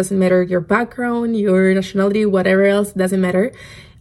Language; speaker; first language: English; non-native, fluent; Spanish